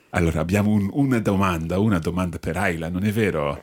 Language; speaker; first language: Italian; non-native, fluent; English